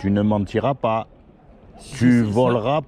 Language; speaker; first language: French; native; French